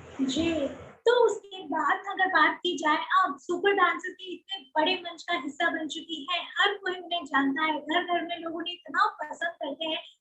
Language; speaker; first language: Hindi; native; Hindi